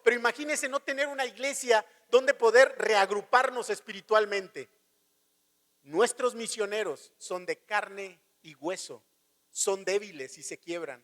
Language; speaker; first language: Spanish; native; Spanish